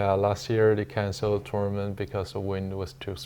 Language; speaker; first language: English; non-native, learner; Chinese